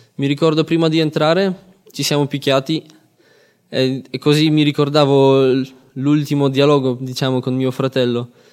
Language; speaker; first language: Italian; non-native, fluent; Polish